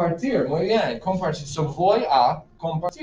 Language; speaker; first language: Spanish; non-native, fluent; English